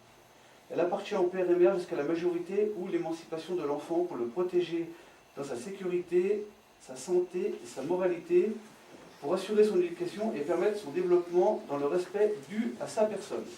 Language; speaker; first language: French; native; French